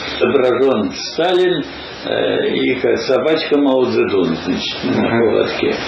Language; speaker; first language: Russian; native; Russian